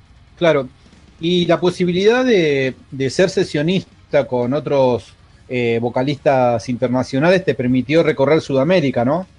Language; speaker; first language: Spanish; native; Spanish